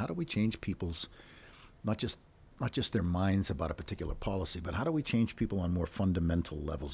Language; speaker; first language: English; native; English